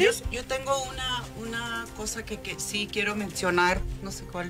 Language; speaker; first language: Spanish; early bilingual, heritage; Spanish